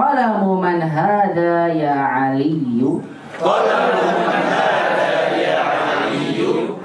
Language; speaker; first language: Arabic; non-native, fluent; Indonesian